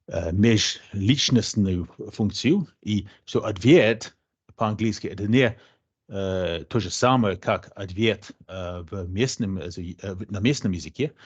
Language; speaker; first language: Russian; non-native, fluent; English